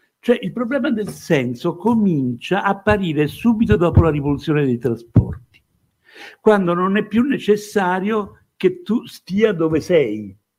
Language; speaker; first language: Italian; native; Italian